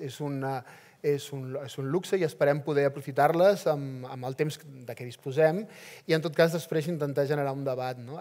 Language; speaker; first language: Catalan; native; Catalan